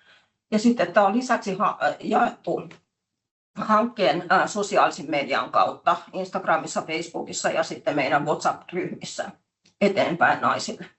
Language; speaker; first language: Finnish; native; Finnish